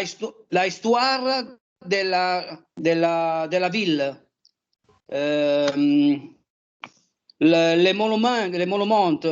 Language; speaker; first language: French; non-native, learner; Italian